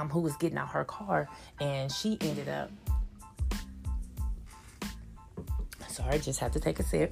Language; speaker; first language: English; native; English